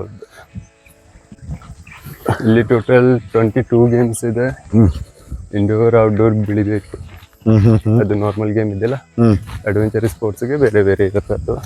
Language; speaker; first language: Kannada; non-native, local second language; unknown